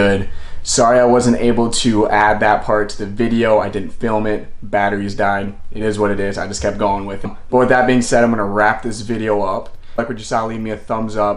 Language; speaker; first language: English; native; English